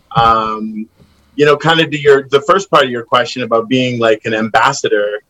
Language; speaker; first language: English; native; English